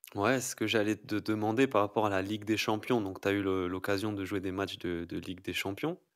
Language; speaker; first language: French; native; French